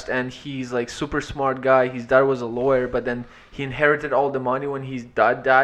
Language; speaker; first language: English; non-native, fluent; Ukrainian